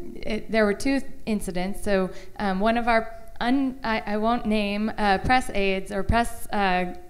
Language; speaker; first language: English; native; English